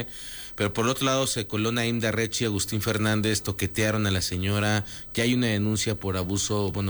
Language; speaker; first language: Spanish; native; Spanish